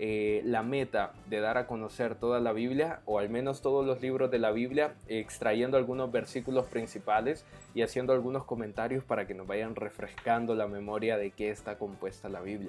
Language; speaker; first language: Spanish; native; Spanish